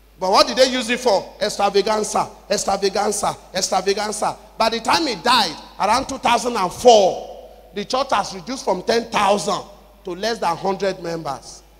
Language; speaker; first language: English; non-native, local second language; Yoruba